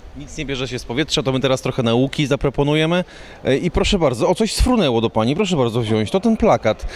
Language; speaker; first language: Polish; native; Polish